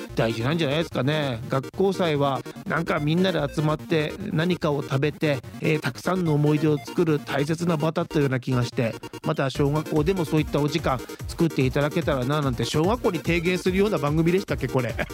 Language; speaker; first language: Japanese; native; Japanese